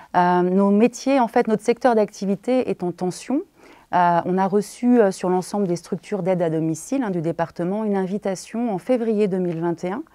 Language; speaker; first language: French; native; French